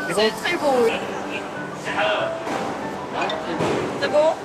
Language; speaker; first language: French; non-native, learner; Korean